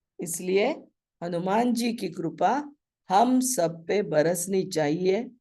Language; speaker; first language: Hindi; non-native, local second language; Marathi